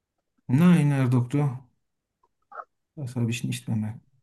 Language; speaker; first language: German; non-native, learner; Turkish